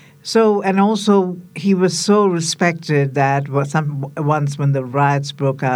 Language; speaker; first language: English; non-native, local second language; Tamil